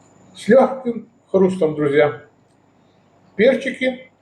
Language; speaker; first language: Russian; native; Russian